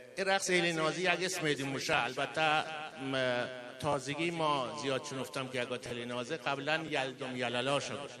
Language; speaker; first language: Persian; non-native, local second language; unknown